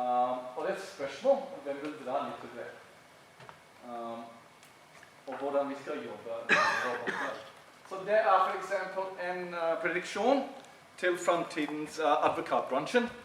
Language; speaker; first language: Norwegian; non-native, fluent; English